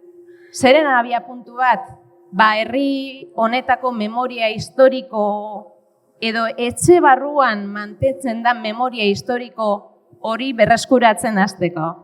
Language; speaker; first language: Basque; native; Basque